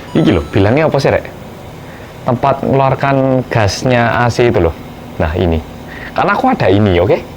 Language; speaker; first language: Indonesian; non-native, fluent; Korean